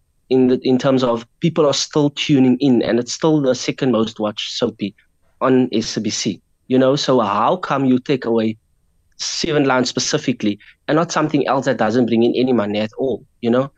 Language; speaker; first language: English; non-native, local second language; Afrikaans